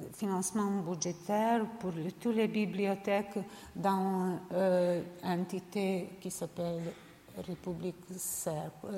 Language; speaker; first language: French; non-native, learner; Serbian